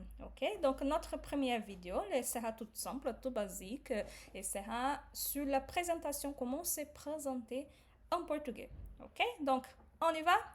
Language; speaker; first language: French; non-native, fluent; Portuguese